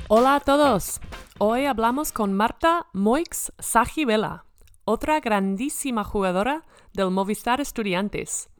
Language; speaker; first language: Spanish; non-native, fluent; English